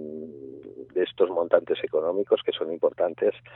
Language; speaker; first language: Spanish; native; Spanish